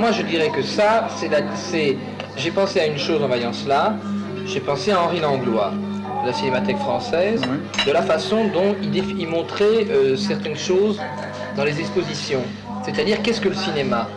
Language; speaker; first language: French; native; French